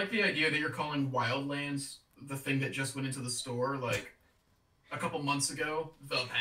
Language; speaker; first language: English; native; English